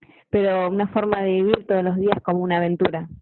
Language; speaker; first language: Spanish; native; Spanish